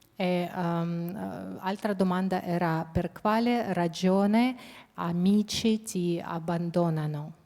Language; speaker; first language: Italian; non-native, fluent; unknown